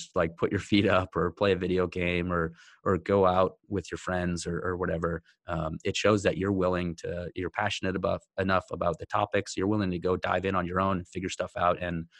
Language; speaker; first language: English; native; English